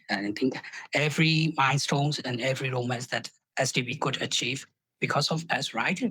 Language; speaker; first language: English; non-native, fluent; Burmese